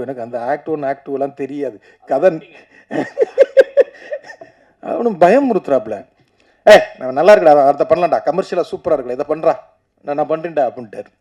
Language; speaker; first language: Tamil; native; Tamil